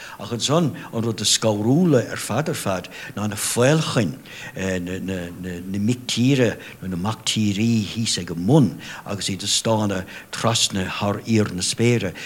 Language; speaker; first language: Irish; non-native, local second language; English